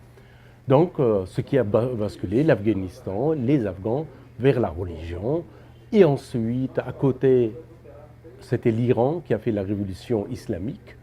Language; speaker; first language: French; non-native, fluent; Persian